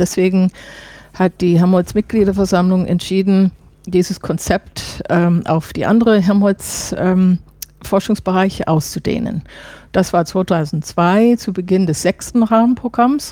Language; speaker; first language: German; non-native, fluent; English